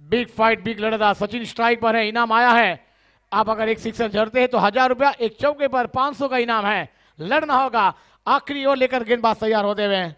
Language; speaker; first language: Hindi; non-native, local second language; Marathi